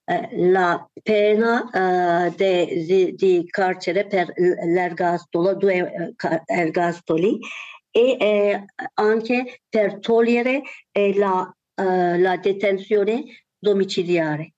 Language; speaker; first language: Italian; non-native, learner; Turkish